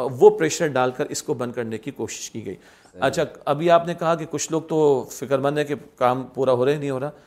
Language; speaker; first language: Urdu; native; Urdu